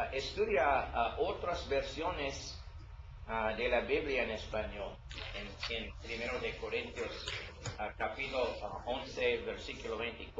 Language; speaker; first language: Spanish; non-native, learner; English